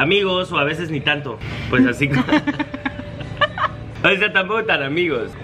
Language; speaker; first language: Spanish; native; Spanish